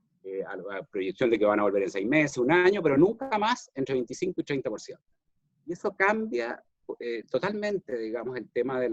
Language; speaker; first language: Spanish; native; Spanish